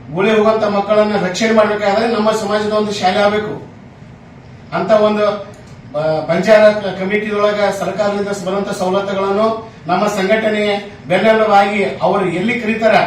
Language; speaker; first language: Kannada; non-native, local second language; Lambadi